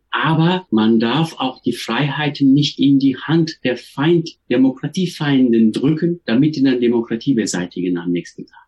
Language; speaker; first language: German; non-native, fluent; Turkish